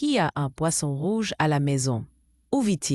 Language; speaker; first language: French; non-native, learner; Arabic